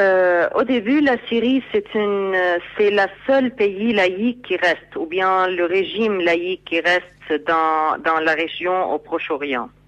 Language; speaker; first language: French; non-native, fluent; Arabic